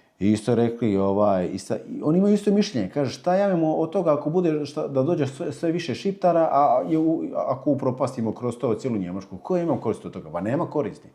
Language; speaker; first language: Croatian; early bilingual, heritage; Croatian